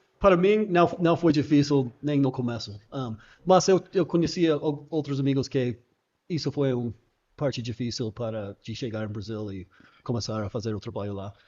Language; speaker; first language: Portuguese; non-native, fluent; English